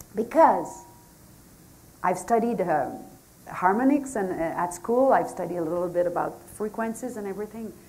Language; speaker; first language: English; non-native, fluent; French